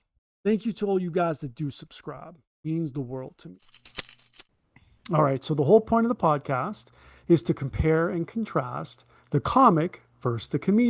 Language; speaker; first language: English; native; English